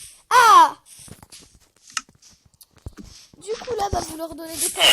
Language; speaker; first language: French; native; French